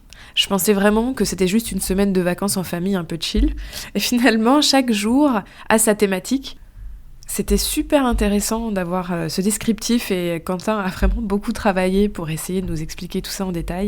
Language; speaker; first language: French; native; French